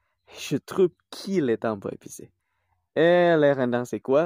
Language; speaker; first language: French; non-native, fluent; Indonesian